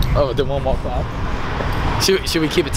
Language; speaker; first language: English; native; English